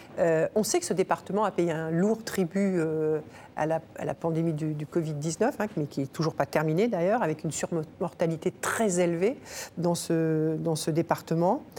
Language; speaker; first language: French; native; French